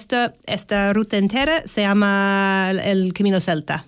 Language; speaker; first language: Spanish; non-native, fluent; English